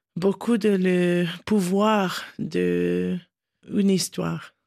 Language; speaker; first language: French; non-native, learner; English